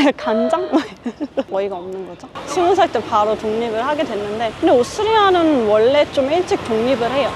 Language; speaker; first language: Korean; early bilingual, heritage; Korean